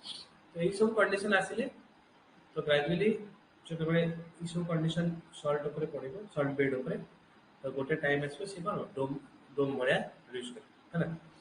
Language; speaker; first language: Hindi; non-native, local second language; Odia